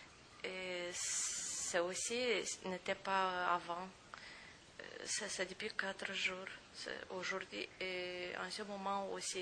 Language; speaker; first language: French; non-native, fluent; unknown